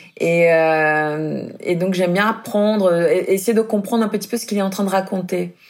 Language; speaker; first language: French; non-native, fluent; Portuguese